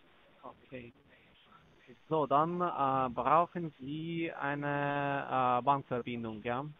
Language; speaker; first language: German; non-native, learner; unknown